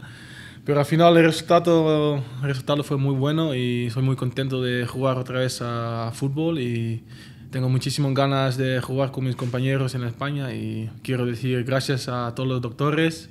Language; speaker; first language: Spanish; non-native, learner; Dutch